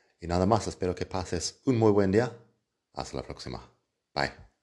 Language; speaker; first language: Spanish; non-native, fluent; English